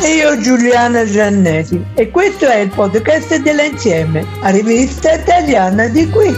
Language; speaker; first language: Italian; non-native, fluent; Portuguese